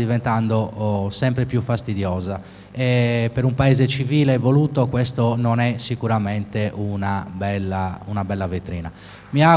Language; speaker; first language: Italian; native; Italian